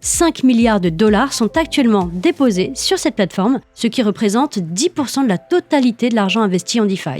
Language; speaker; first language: French; native; French